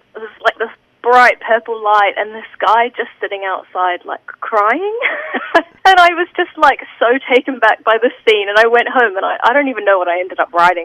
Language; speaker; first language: English; native; English